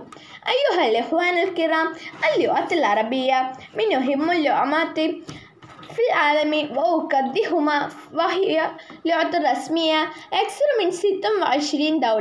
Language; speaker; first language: Arabic; non-native, learner; Malayalam